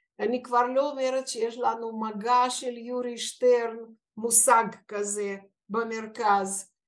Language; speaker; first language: Hebrew; non-native, fluent; Russian